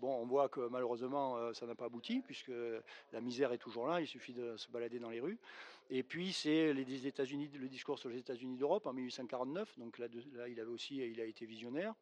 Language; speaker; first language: French; native; French